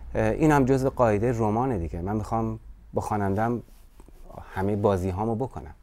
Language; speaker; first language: Persian; native; Persian